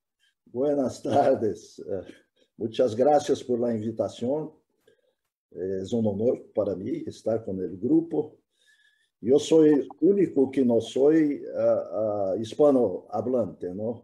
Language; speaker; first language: Spanish; non-native, fluent; Portuguese